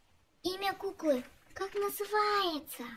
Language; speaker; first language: Russian; non-native, local second language; Kazakh